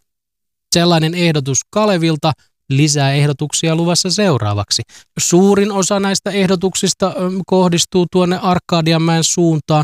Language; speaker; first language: Finnish; native; Finnish